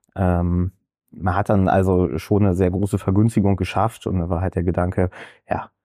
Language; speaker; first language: German; native; German